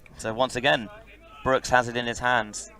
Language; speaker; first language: English; native; English